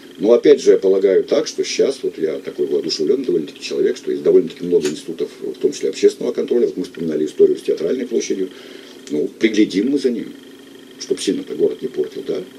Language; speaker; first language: Russian; native; Russian